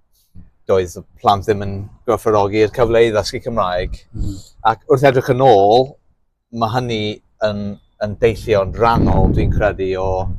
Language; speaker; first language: Welsh; non-native, local second language; English